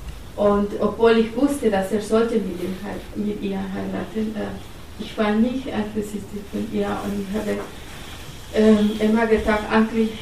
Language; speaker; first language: German; non-native, learner; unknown